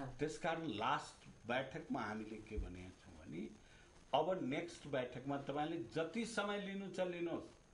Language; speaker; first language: Nepali; non-native, local second language; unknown